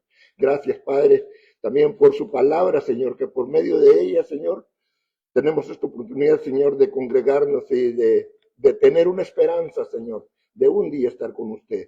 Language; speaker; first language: Spanish; native; Spanish